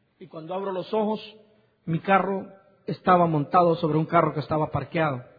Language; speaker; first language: Spanish; native; Spanish